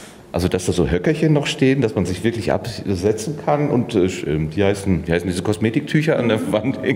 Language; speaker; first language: German; native; German